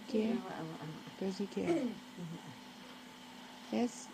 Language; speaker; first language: Spanish; non-native, learner; English